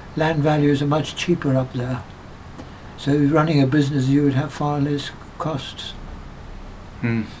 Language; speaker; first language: English; native; English